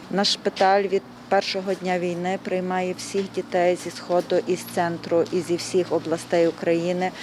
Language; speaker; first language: Ukrainian; native; Ukrainian